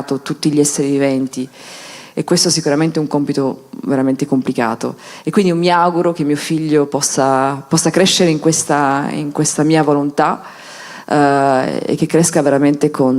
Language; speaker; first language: Italian; native; Italian